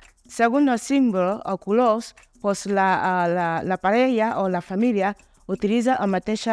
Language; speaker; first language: Catalan; non-native, learner; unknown